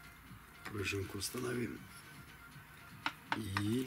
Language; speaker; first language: Russian; non-native, fluent; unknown